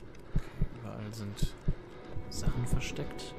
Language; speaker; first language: German; native; German